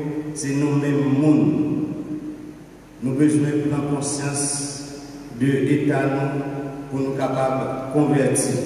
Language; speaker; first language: French; non-native, local second language; Haitian Creole